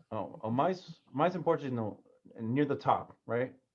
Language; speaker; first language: Portuguese; non-native, learner; English